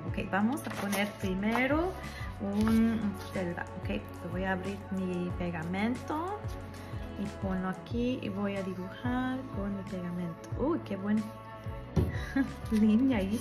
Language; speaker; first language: Spanish; early bilingual, heritage; Spanish